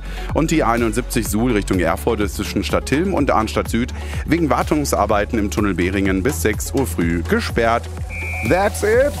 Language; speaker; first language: German; native; German